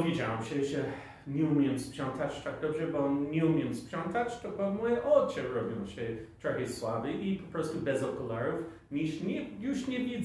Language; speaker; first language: Polish; non-native, fluent; English